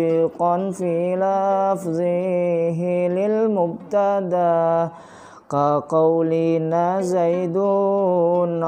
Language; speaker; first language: Arabic; non-native, fluent; Indonesian